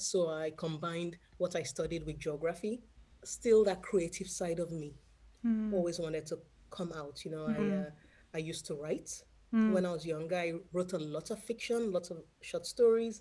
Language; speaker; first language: English; non-native, local second language; Yoruba